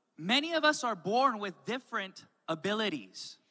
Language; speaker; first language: English; native; English